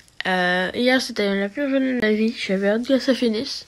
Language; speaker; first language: French; native; French